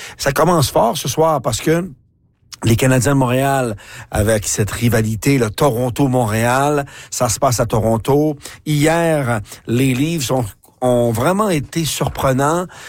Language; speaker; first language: French; native; French